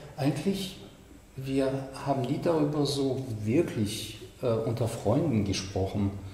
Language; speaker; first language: German; non-native, fluent; French